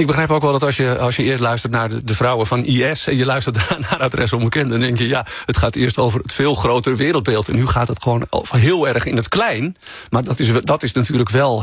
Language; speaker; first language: Dutch; native; Dutch